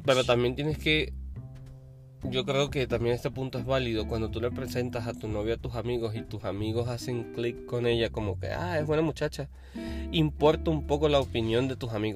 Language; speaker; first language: Spanish; native; Spanish